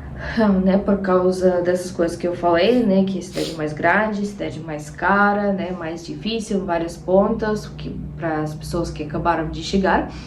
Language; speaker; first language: Portuguese; non-native, fluent; Russian